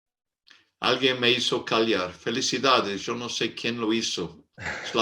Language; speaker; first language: Spanish; non-native, fluent; English